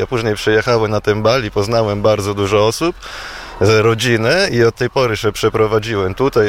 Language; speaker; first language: Polish; non-native, fluent; Italian